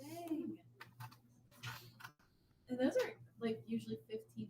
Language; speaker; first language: English; native; English